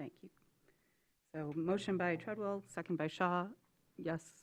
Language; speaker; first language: English; native; English